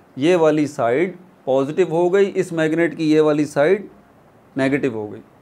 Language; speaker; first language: Urdu; native; Urdu